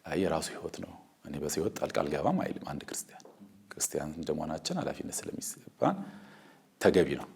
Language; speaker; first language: Amharic; native; Amharic